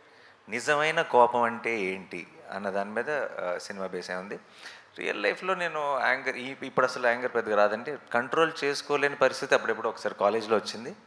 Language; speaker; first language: Telugu; native; Telugu